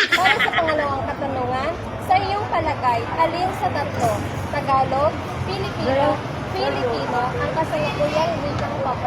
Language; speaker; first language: Filipino; non-native, local second language; Hiligaynon